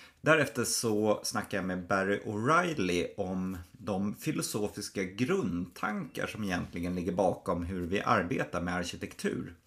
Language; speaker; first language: Swedish; native; Swedish